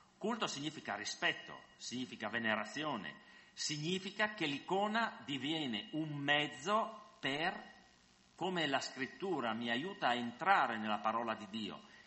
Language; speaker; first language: Italian; non-native, fluent; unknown